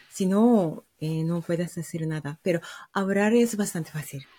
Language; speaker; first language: Spanish; non-native, fluent; Japanese